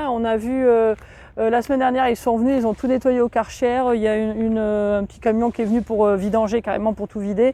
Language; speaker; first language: French; native; French